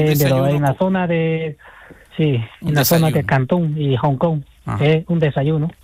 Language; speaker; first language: Spanish; non-native, fluent; Chinese